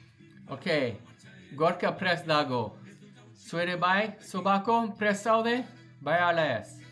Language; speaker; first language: Basque; non-native, learner; English